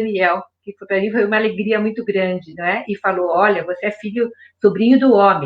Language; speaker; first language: Portuguese; native; Portuguese